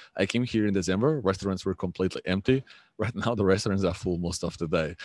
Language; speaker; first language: English; non-native, fluent; Portuguese